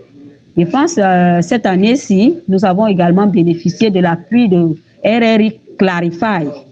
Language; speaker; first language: French; native; French